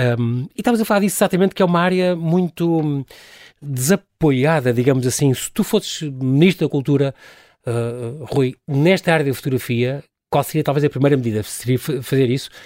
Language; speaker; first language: Portuguese; native; Portuguese